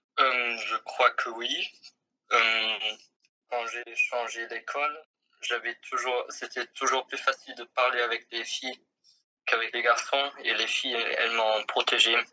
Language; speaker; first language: French; non-native, fluent; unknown